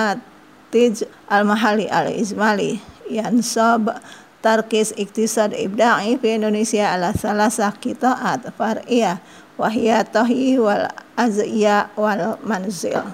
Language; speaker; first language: Arabic; non-native, fluent; Indonesian